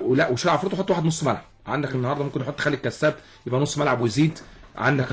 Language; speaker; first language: Arabic; native; Arabic